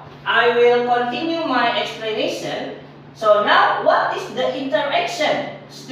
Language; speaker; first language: English; non-native, fluent; Indonesian